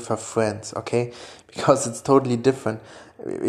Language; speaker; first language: English; non-native, fluent; German